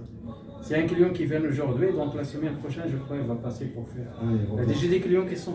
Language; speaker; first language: French; non-native, local second language; Arabic